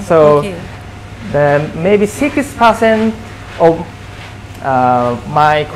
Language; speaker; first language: English; non-native, fluent; Japanese